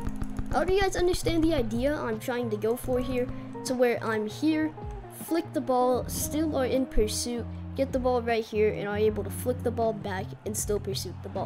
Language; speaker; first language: English; native; English